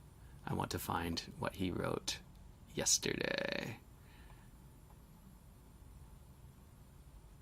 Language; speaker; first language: English; native; English